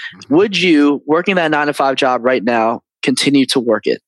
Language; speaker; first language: English; early bilingual, other home language; Filipino